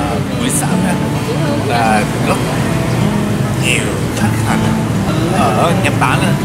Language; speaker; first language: Vietnamese; non-native, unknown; Japanese